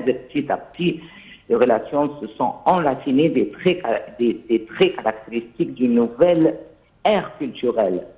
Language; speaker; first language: French; non-native, fluent; Arabic